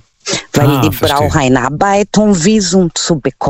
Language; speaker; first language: German; non-native, learner; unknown